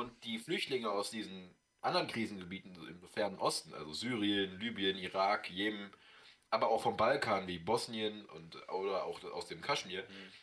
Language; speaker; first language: German; native; German